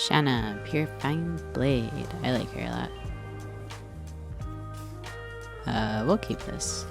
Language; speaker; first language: English; native; English